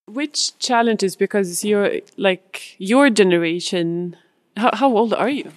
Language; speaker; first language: English; non-native, fluent; Swedish